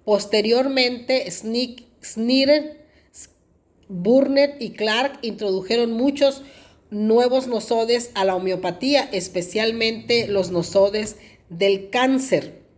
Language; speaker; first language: Spanish; native; Spanish